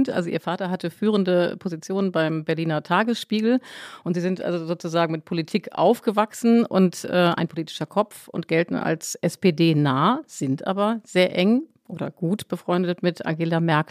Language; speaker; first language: German; native; German